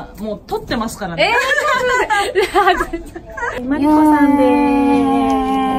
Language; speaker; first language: Japanese; native; Japanese